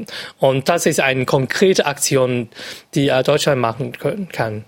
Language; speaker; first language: German; non-native, fluent; Cantonese